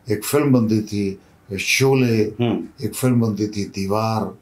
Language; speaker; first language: Hindi; native; Hindi